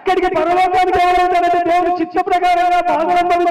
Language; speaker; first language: Telugu; native; Telugu